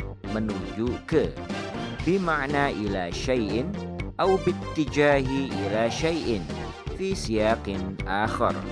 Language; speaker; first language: Arabic; non-native, fluent; Indonesian